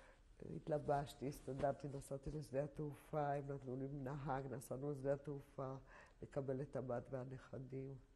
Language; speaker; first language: Hebrew; non-native, fluent; Polish